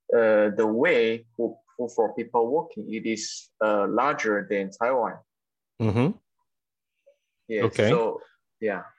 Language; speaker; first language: English; non-native, local second language; Chinese